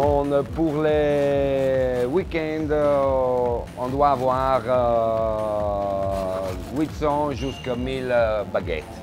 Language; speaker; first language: French; non-native, learner; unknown